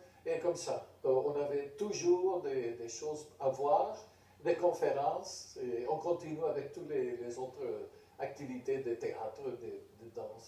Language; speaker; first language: French; non-native, fluent; Spanish